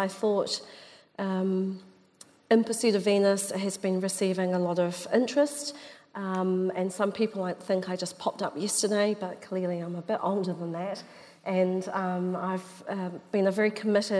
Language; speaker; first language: English; native; English